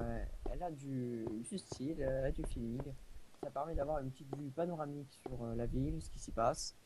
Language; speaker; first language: French; native; French